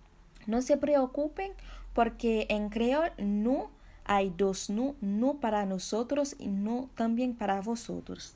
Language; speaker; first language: Spanish; non-native, fluent; Haitian Creole